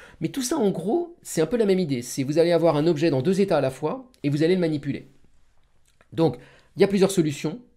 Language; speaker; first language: French; native; French